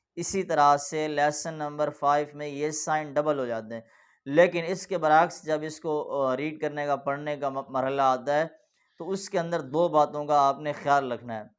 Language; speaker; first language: Urdu; non-native, local second language; Punjabi